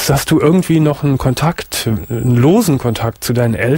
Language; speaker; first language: German; native; German